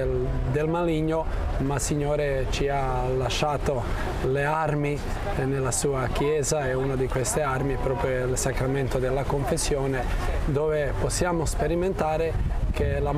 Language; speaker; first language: Italian; non-native, fluent; Croatian